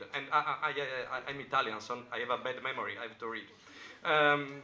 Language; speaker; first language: English; non-native, learner; Italian